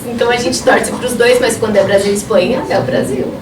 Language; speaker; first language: Portuguese; early bilingual, other home language; Spanish